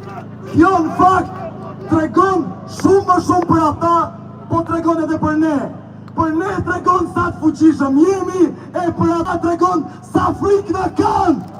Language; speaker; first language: Albanian; native; Albanian